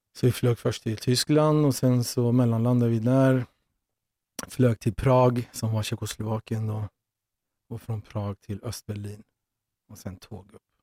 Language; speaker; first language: Swedish; early bilingual, other home language; Persian